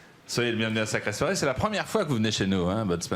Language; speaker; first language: French; native; French